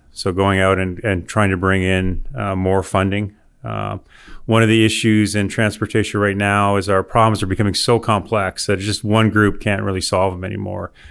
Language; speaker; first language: English; native; English